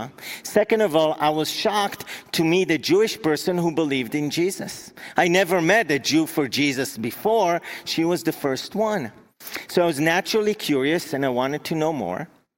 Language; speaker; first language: English; non-native, fluent; Hebrew